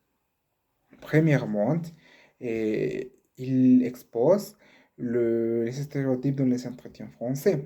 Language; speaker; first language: French; non-native, learner; Spanish